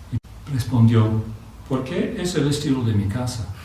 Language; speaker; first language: Spanish; non-native, fluent; English